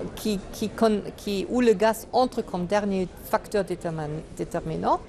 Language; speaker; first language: French; non-native, fluent; German